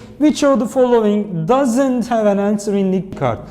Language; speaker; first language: English; non-native, fluent; Turkish